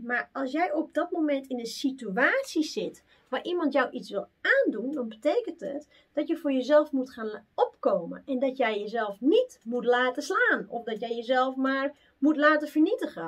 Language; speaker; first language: Dutch; native; Dutch